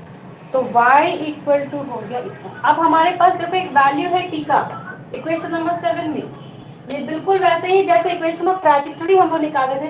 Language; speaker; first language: Hindi; native; Hindi